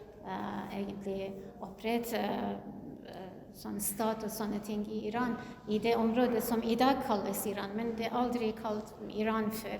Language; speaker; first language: Norwegian; non-native, learner; Kurdish